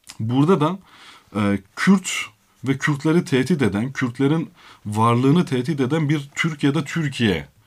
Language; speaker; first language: Turkish; non-native, local second language; Kurdish